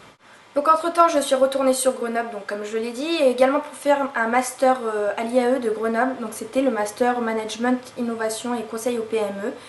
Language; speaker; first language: French; native; French